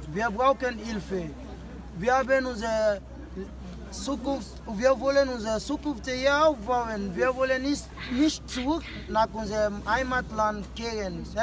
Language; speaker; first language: German; non-native, fluent; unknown